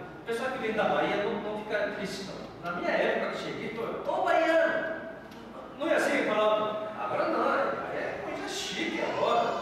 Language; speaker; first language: Portuguese; non-native, fluent; Korean